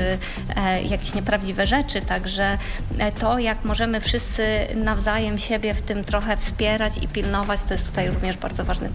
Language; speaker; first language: Polish; native; Polish